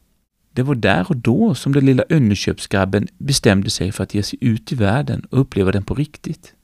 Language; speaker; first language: Swedish; native; Swedish